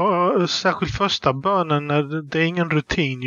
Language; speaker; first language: Swedish; early bilingual, other home language; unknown